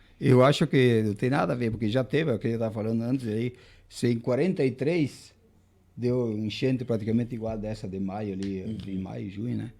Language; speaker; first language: Portuguese; native; Portuguese